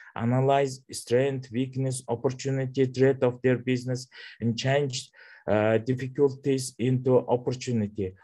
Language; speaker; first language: English; non-native, learner; Mongolian